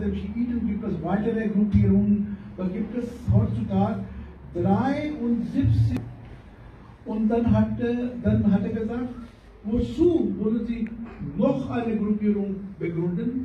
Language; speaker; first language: German; non-native, fluent; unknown